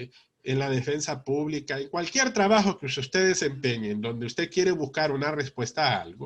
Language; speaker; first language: Spanish; native; Spanish